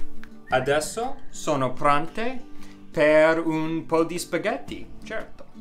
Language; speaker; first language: Italian; non-native, learner; English